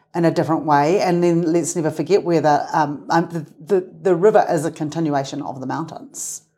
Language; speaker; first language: English; native; English